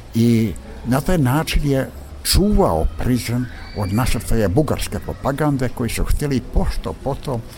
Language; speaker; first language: Serbian; native; Serbian